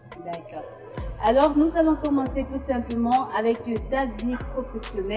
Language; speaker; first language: French; native; French